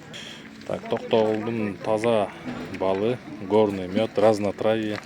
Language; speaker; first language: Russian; non-native, local second language; Kyrgyz